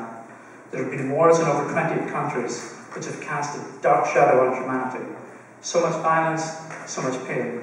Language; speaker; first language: English; native; English